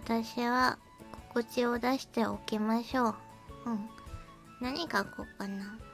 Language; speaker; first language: Japanese; native; Japanese